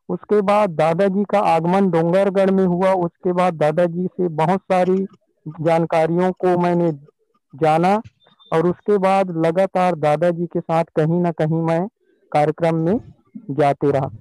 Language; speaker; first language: Hindi; native; Hindi